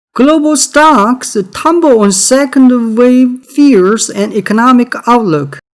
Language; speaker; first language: English; non-native, learner; Korean